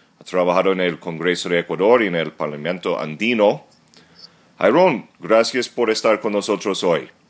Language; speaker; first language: Spanish; non-native, fluent; English